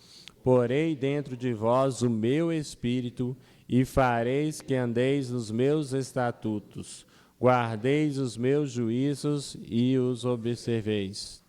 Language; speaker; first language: Portuguese; native; Portuguese